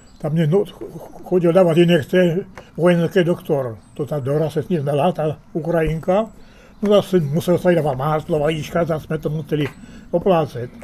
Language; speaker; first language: Czech; early bilingual, heritage; Czech